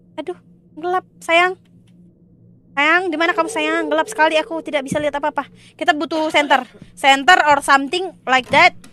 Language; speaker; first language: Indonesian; non-native, local second language; Minangkabau